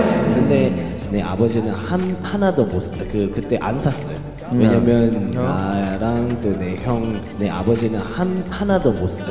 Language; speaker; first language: Korean; non-native, fluent; Chinese